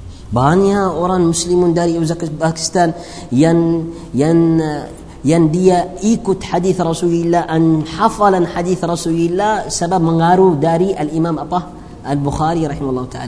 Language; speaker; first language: Indonesian; non-native, learner; Arabic